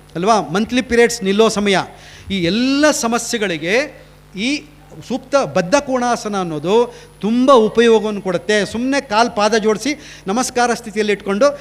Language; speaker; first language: Kannada; native; Kannada